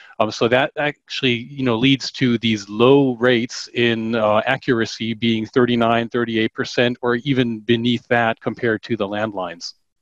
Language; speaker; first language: English; non-native, fluent; German